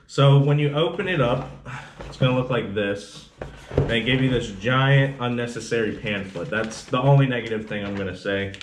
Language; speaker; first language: English; native; English